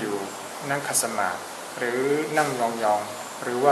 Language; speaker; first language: Thai; non-native, fluent; Burmese